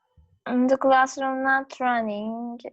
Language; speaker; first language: English; non-native, learner; Turkish